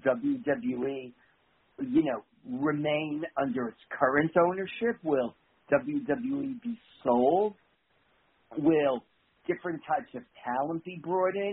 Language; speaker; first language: English; native; English